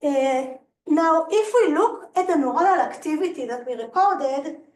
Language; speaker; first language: English; non-native, fluent; Hebrew